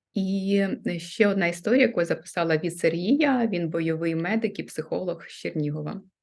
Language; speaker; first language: Ukrainian; non-native, local second language; Russian